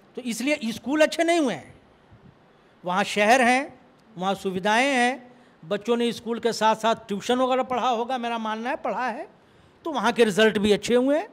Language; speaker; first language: Hindi; native; Hindi